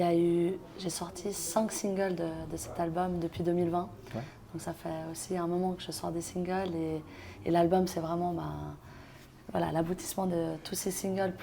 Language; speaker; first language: French; native; French